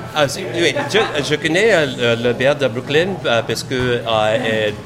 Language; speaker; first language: French; non-native, fluent; English